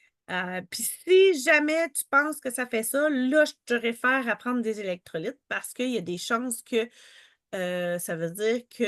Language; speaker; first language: French; native; French